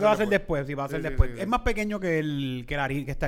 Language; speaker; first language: Spanish; native; Spanish